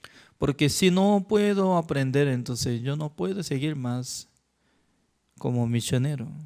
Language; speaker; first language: Spanish; non-native, learner; Korean